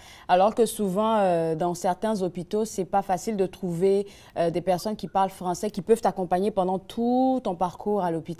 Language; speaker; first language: French; native; French